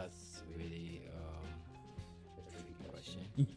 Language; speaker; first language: English; non-native, local second language; Akan